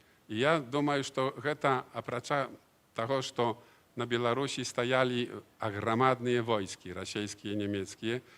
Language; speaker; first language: Polish; non-native, learner; Belarusian